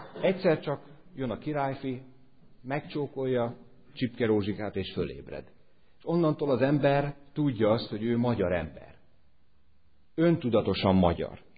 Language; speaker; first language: Hungarian; native; Hungarian